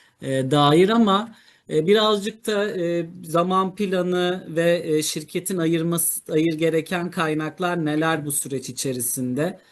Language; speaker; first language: Turkish; native; Turkish